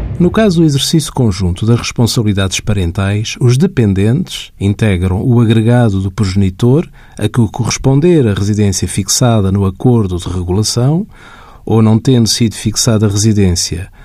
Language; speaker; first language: Portuguese; native; Portuguese